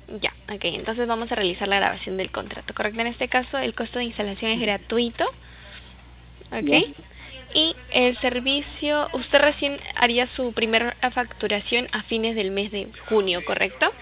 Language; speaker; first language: Spanish; native; Spanish